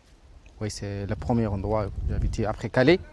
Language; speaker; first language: French; non-native, fluent; Arabic